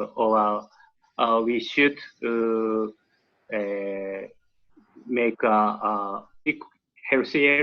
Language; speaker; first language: English; non-native, learner; Japanese